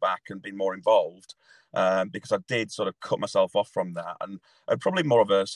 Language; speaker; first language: English; native; English